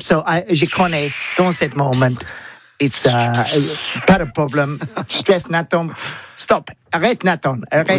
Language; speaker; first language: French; non-native, learner; English